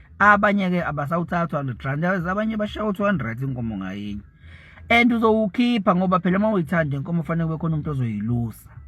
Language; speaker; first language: Zulu; native; Zulu